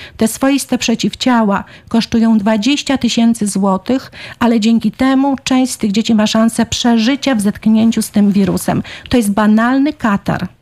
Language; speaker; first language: Polish; native; Polish